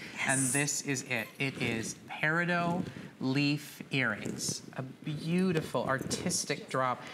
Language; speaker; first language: English; native; English